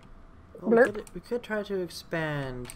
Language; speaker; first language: English; native; English